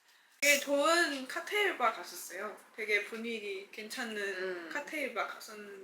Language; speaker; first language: Korean; non-native, fluent; Chinese